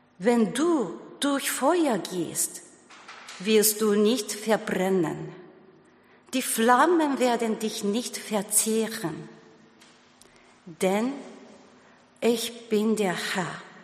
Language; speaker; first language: German; non-native, learner; Japanese